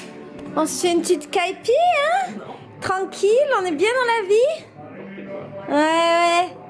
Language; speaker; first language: French; native; French